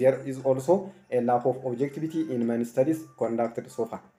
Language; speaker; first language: English; non-native, local second language; Amharic